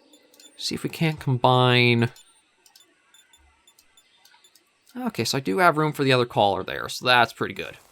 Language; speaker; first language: English; native; English